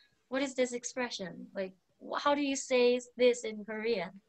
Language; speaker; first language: English; non-native, fluent; Korean